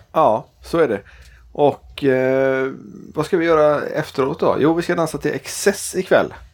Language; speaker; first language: Swedish; native; Swedish